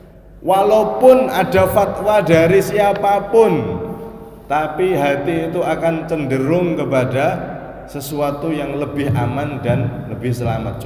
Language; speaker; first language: Indonesian; non-native, local second language; Javanese